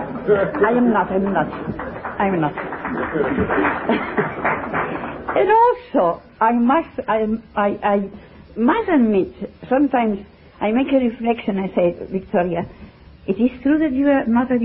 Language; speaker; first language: English; non-native, fluent; Spanish